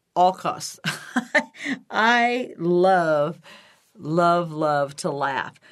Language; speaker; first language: English; native; English